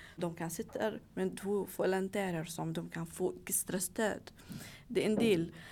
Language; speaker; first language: Swedish; non-native, fluent; Arabic